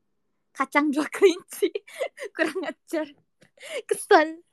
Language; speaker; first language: Japanese; non-native, learner; Indonesian